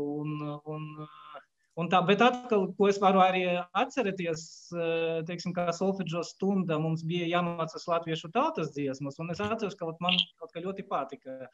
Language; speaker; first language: Latvian; non-native, local second language; Russian